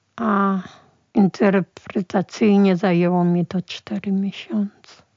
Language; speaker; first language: Polish; early bilingual, other home language; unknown